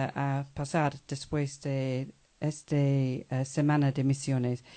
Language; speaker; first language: Spanish; non-native, fluent; English